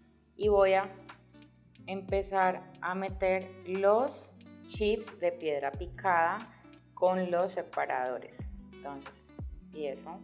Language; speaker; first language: Spanish; native; Spanish